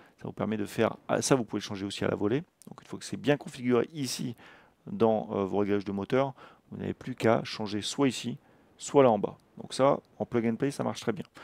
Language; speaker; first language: French; native; French